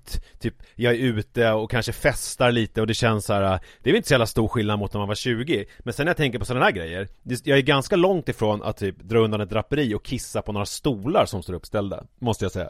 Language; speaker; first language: Swedish; native; Swedish